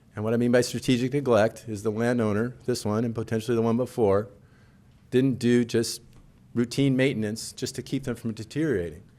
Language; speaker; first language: English; native; English